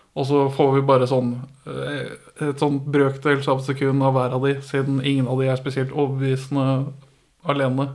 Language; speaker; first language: Norwegian; early bilingual, other home language; Persian